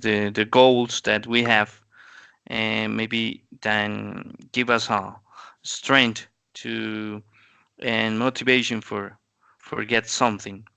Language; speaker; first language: English; non-native, learner; Spanish